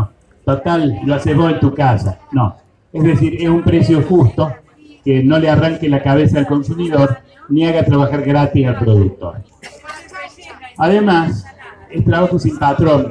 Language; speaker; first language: Spanish; native; Spanish